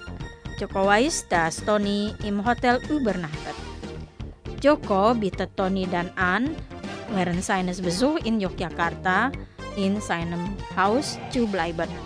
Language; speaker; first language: German; non-native, fluent; Indonesian